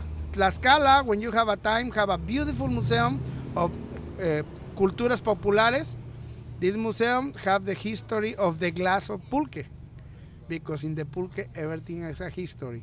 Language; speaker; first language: English; non-native, learner; Spanish